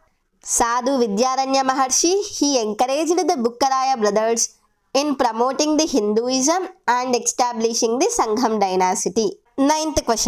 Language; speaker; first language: English; non-native, local second language; Telugu